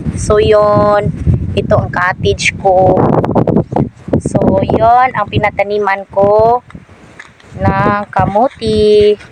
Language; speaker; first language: Filipino; non-native, local second language; Cebuano